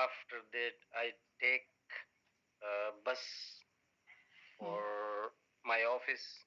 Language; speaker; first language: English; non-native, learner; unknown